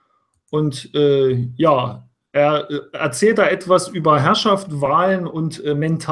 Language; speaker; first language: German; native; German